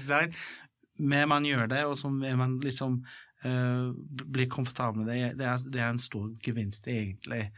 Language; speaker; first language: Norwegian; non-native, fluent; English